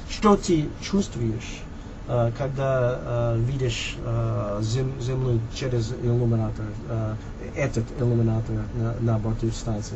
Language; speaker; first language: Russian; non-native, learner; English